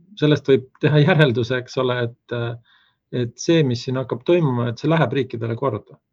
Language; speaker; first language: Estonian; native; Estonian